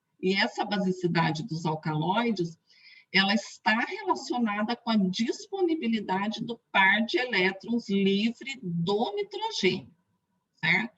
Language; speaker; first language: Portuguese; native; Portuguese